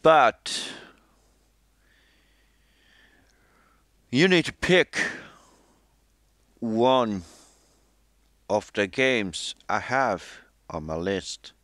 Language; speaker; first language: English; non-native, fluent; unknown